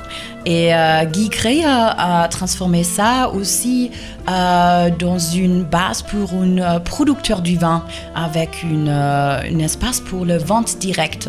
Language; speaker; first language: French; non-native, fluent; German